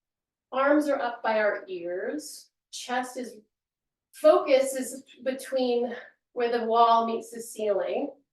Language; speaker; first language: English; native; English